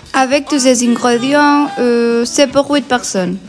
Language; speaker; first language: French; non-native, learner; Spanish